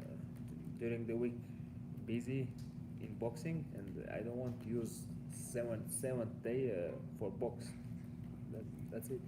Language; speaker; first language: English; non-native, learner; Russian